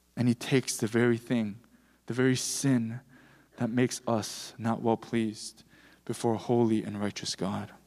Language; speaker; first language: English; early bilingual, other home language; Korean